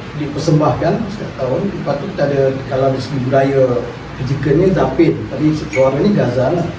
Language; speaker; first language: Malay; native; Malay